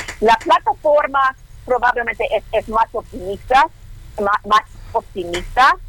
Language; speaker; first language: Spanish; non-native, learner; English